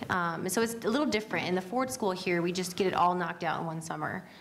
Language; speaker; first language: English; native; English